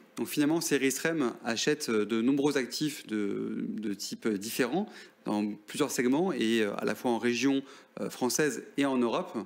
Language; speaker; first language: French; native; French